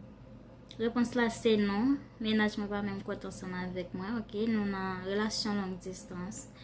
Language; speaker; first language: French; non-native, learner; Haitian Creole